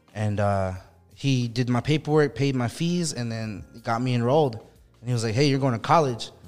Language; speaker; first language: English; native; English